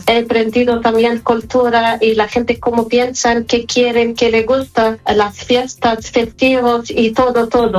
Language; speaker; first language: Spanish; non-native, fluent; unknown